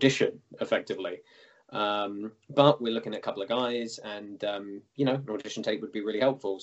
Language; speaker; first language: English; native; English